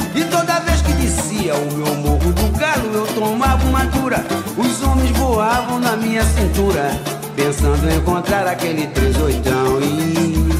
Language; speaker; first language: Portuguese; native; Portuguese